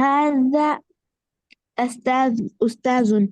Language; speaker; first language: Arabic; non-native, learner; Urdu